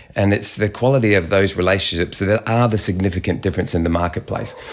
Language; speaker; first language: English; native; English